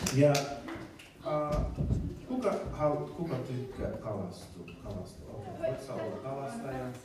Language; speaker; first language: Finnish; non-native, learner; English